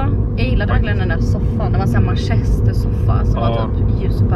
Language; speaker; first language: Swedish; native; Swedish